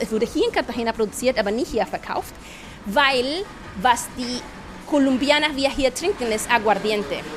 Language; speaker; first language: German; non-native, fluent; Spanish